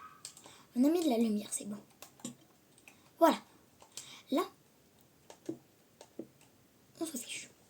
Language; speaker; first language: French; native; French